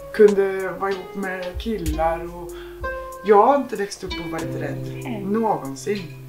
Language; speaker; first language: Swedish; native; Swedish